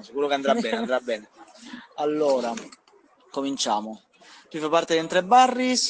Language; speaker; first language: Italian; native; Italian